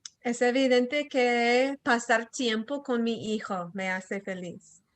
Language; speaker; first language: Spanish; early bilingual, heritage; Spanish